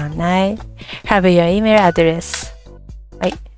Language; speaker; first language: English; non-native, learner; Japanese